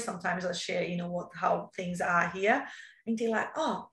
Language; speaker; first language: English; non-native, fluent; Portuguese